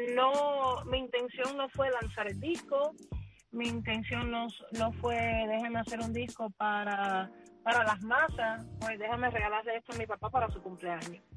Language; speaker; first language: Spanish; early bilingual, other home language; English